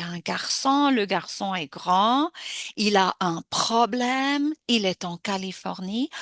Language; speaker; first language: French; non-native, fluent; English